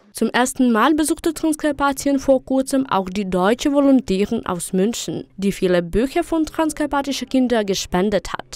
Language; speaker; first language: German; non-native, fluent; Ukrainian